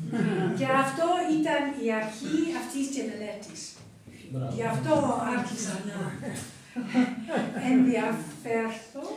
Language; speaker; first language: Greek; non-native, learner; English